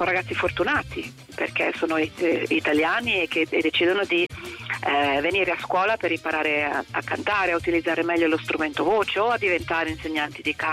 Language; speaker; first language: Italian; native; Italian